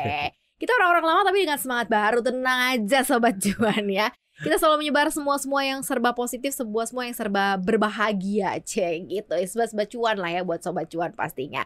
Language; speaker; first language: Indonesian; native; Indonesian